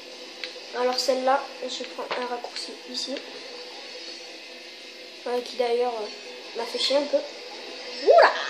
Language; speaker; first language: French; native; French